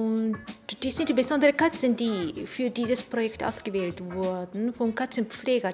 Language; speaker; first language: German; non-native, fluent; Japanese